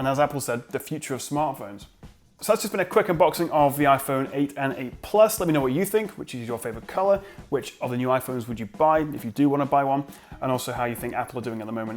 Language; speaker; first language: English; native; English